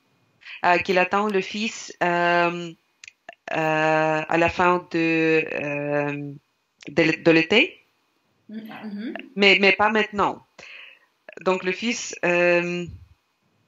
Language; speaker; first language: French; non-native, learner; Russian